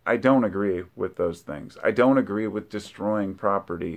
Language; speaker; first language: English; native; English